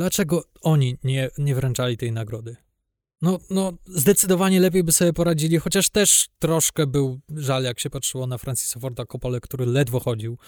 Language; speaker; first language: Polish; native; Polish